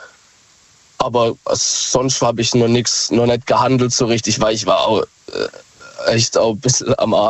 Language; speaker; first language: German; native; German